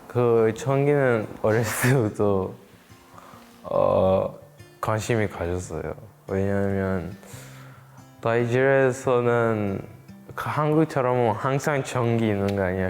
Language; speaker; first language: Korean; early bilingual, other home language; English